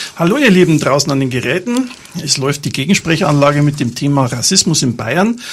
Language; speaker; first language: German; native; German